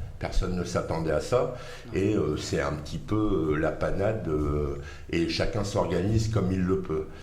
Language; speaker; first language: French; native; French